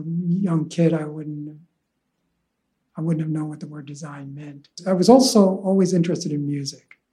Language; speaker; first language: English; native; English